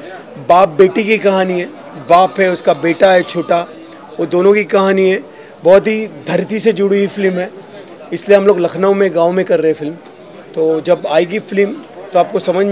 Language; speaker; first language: Hindi; native; Hindi